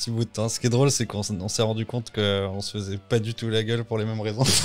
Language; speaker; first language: French; native; French